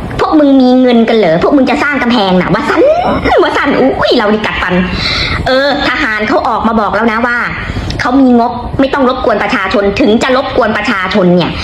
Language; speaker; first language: Thai; native; Thai